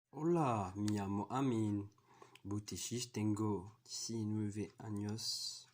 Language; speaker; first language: Spanish; non-native, learner; French